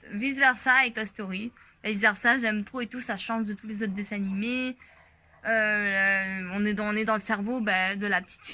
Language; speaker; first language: French; native; French